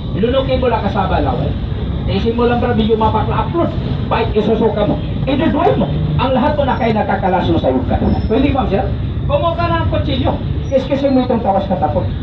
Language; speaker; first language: Filipino; non-native, local second language; Cebuano